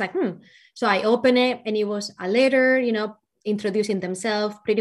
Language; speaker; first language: English; non-native, fluent; Spanish